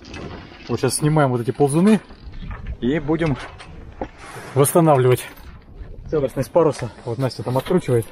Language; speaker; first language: Russian; native; Russian